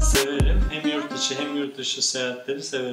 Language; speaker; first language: Turkish; native; Turkish